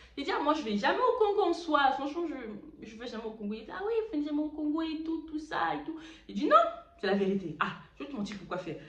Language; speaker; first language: French; early bilingual, other home language; Lingala